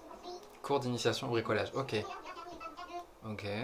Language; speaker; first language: French; native; French